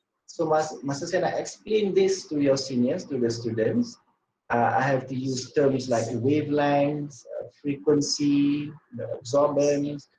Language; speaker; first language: English; non-native, local second language; Malay